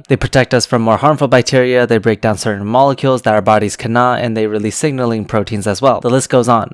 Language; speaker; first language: English; native; English